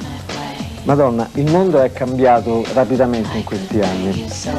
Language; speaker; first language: Italian; native; Italian